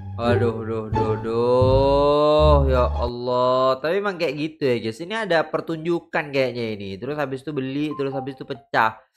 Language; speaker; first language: Indonesian; native; Indonesian